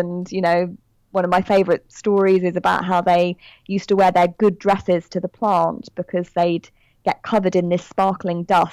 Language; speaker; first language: English; native; English